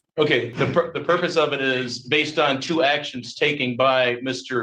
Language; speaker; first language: English; native; English